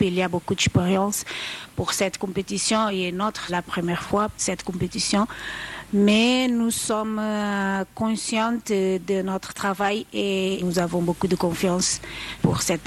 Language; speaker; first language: French; non-native, learner; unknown